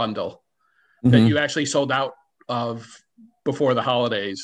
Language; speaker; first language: English; native; English